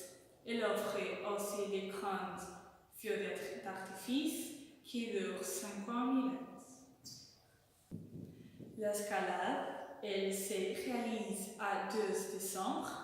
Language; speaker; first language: French; non-native, learner; Portuguese